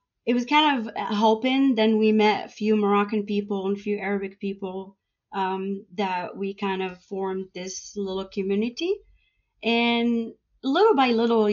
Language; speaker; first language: English; non-native, fluent; Arabic